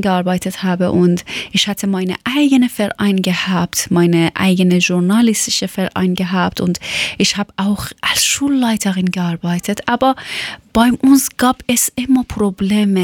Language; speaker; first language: German; non-native, learner; Persian